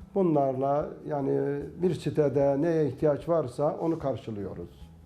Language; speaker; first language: Turkish; native; Turkish